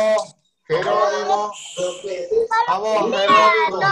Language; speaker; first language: Spanish; native; Spanish